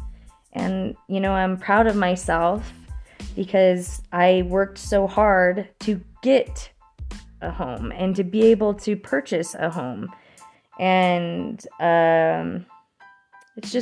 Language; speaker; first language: English; native; English